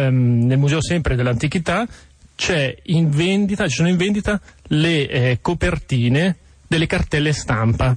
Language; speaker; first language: Italian; native; Italian